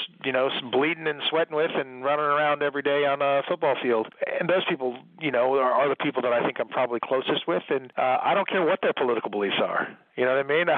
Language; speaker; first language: English; native; English